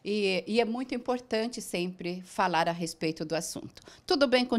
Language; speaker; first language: Portuguese; native; Portuguese